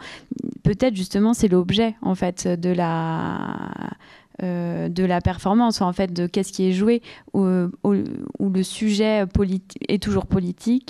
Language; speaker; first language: French; native; French